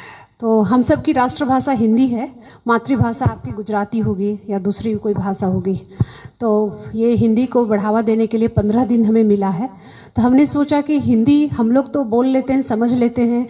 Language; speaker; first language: Hindi; native; Hindi